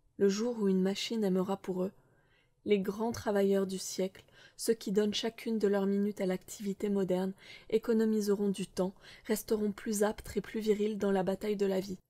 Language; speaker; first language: French; native; French